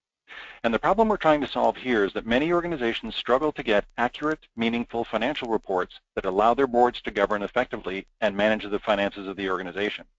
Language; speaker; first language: English; native; English